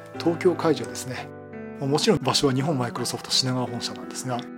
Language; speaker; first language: Japanese; native; Japanese